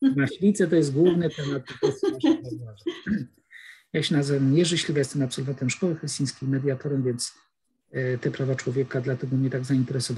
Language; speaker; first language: Polish; native; Polish